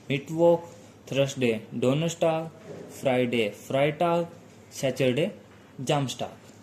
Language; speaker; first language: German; non-native, fluent; Hindi